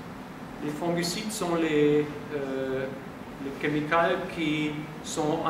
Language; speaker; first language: French; non-native, fluent; German